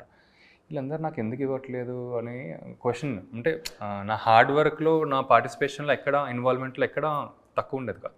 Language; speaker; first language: Telugu; native; Telugu